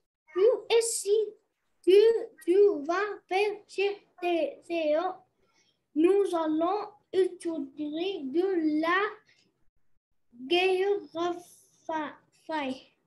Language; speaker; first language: French; non-native, learner; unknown